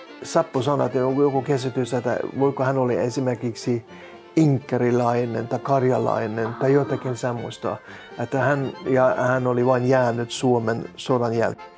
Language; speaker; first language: Finnish; non-native, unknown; Norwegian